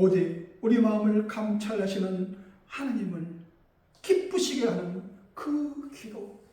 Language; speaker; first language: Korean; native; Korean